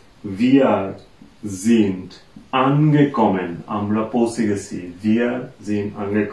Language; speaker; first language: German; non-native, fluent; Bangla